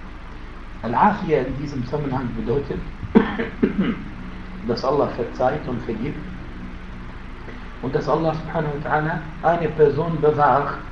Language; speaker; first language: German; non-native, fluent; Arabic